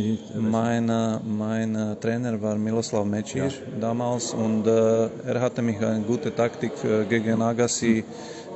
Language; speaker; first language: German; non-native, learner; Slovak